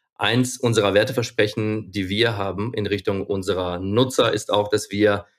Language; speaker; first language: German; non-native, fluent; Ukrainian